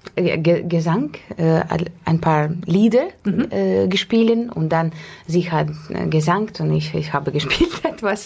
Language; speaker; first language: German; non-native, learner; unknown